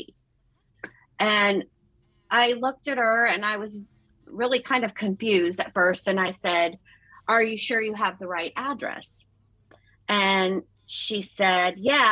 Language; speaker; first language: English; native; English